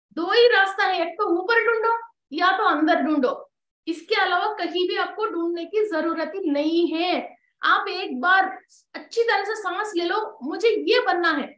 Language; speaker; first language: Hindi; non-native, local second language; Telugu